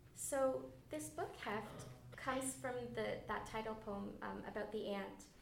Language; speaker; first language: English; early bilingual, other home language; Bangla